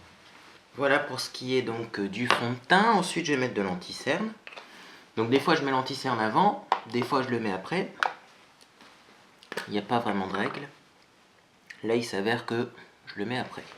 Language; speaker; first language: French; native; French